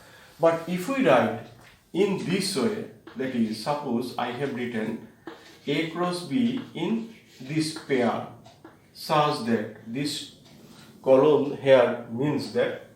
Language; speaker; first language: English; non-native, local second language; Bangla